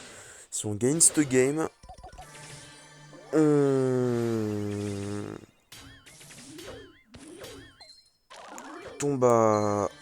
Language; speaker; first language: French; native; French